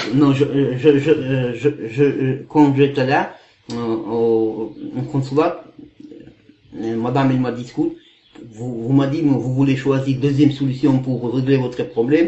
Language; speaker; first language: French; non-native, learner; Kazakh